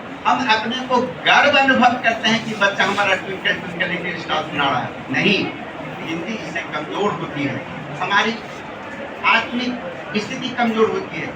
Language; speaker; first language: Hindi; native; Hindi